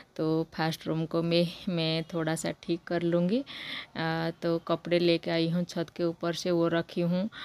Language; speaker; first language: Hindi; non-native, local second language; Odia